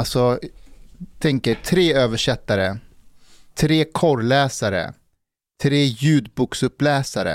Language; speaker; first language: Swedish; early bilingual, other home language; Persian